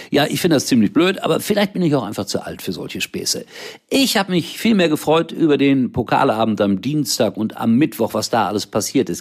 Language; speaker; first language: German; native; German